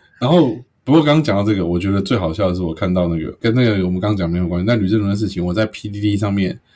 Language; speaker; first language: Chinese; native; Chinese